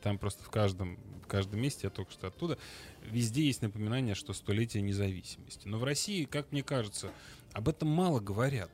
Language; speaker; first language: Russian; native; Russian